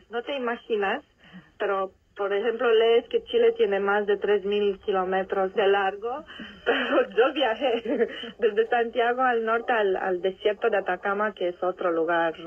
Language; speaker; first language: Spanish; non-native, fluent; Romanian